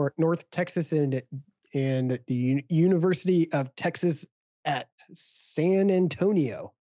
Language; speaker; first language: English; native; English